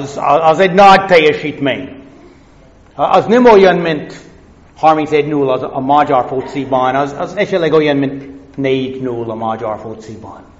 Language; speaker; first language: Hungarian; non-native, fluent; English